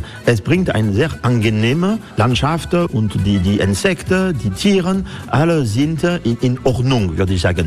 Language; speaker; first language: German; non-native, fluent; French